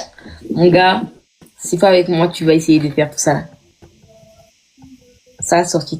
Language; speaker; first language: French; native; French